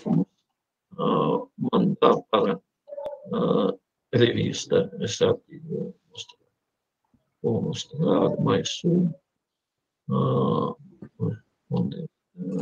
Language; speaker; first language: Portuguese; non-native, fluent; Russian